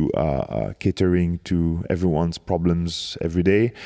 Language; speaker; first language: English; non-native, fluent; French